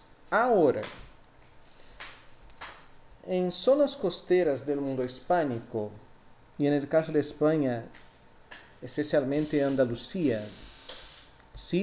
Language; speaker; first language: Spanish; non-native, fluent; Portuguese